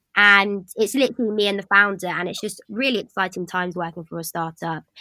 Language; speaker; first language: English; native; English